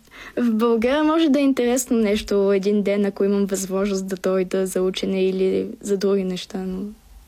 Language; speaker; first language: Bulgarian; early bilingual, heritage; Bulgarian